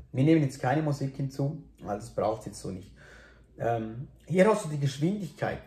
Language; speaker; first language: German; native; German